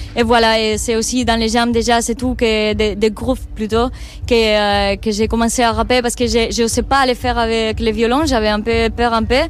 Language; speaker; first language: French; non-native, fluent; Spanish